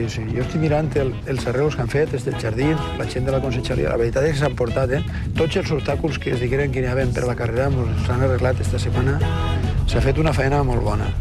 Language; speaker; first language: Catalan; native; Catalan